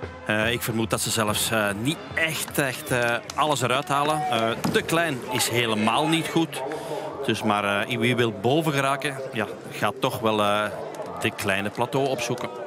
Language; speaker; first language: Dutch; native; Dutch